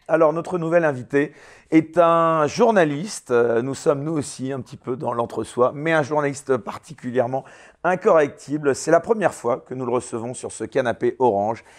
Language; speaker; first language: French; native; French